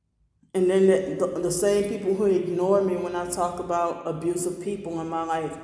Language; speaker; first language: English; native; English